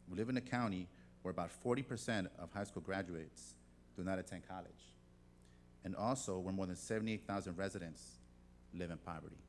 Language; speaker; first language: English; native; English